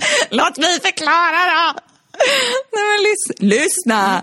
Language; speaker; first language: Swedish; native; Swedish